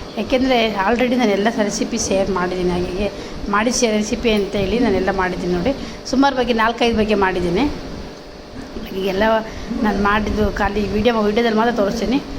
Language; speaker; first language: Kannada; non-native, local second language; Tulu